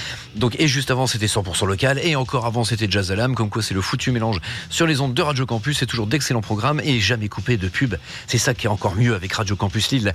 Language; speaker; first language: French; native; French